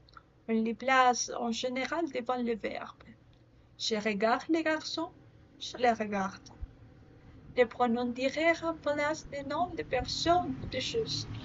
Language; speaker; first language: French; non-native, learner; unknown